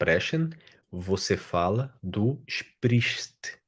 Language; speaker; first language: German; non-native, fluent; Portuguese